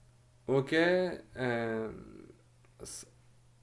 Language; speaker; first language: Norwegian; non-native, learner; French